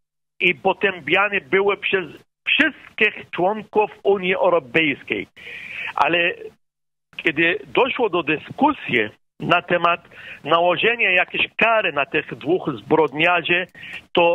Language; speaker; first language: Polish; non-native, fluent; Arabic